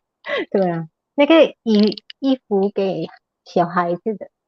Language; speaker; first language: Chinese; non-native, learner; Indonesian